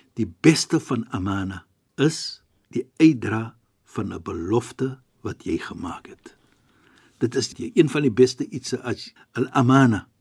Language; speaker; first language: Afrikaans; non-native, fluent; Arabic